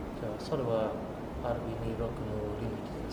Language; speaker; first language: Japanese; non-native, fluent; English